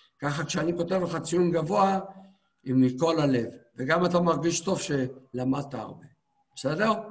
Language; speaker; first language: Hebrew; native; Hebrew